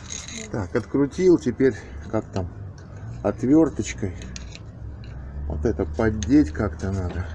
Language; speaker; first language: Russian; native; Russian